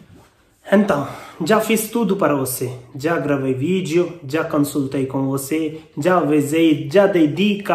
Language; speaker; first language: Portuguese; non-native, learner; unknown